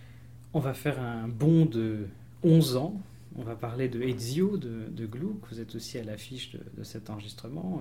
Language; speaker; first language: French; native; French